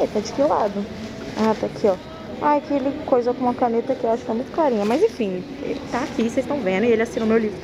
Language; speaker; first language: Portuguese; native; Portuguese